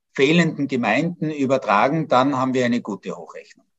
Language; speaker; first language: German; native; German